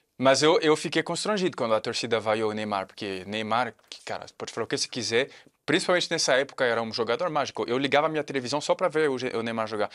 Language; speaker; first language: Portuguese; non-native, fluent; French